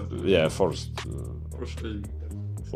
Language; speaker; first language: English; non-native, learner; Ukrainian